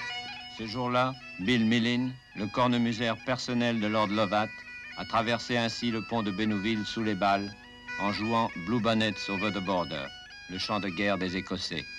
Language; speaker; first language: French; native; French